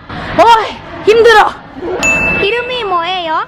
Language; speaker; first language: Korean; non-native, learner; Thai